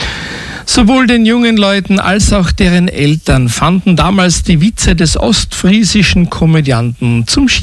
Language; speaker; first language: German; native; German